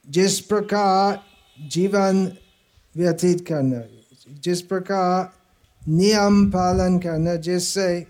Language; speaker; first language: Hindi; non-native, fluent; English